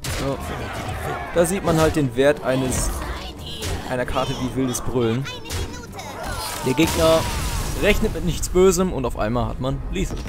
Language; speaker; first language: German; native; German